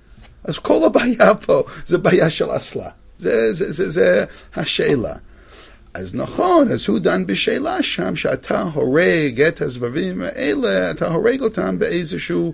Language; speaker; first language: Hebrew; non-native, fluent; English